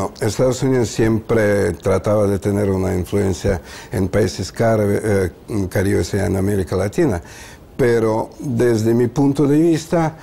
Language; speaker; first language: Spanish; non-native, fluent; Russian